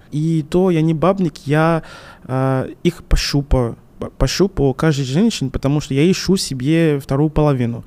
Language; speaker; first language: Russian; non-native, fluent; French